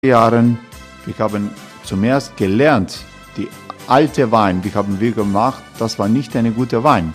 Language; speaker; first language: German; non-native, learner; Croatian